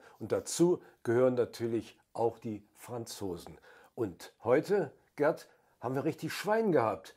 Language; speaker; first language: German; native; German